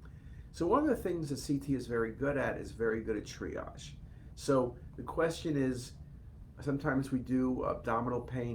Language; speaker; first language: English; native; English